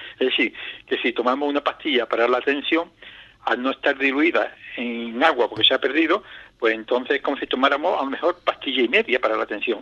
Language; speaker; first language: Spanish; native; Spanish